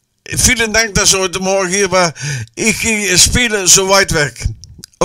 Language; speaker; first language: German; non-native, learner; Dutch